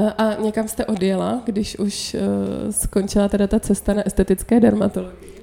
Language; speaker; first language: Czech; native; Czech